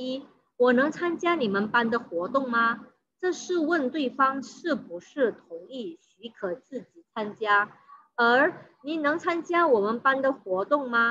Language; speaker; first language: Chinese; non-native, fluent; Indonesian